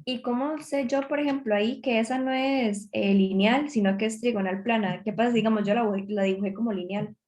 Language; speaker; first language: Spanish; native; Spanish